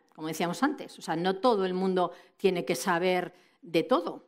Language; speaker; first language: Spanish; native; Spanish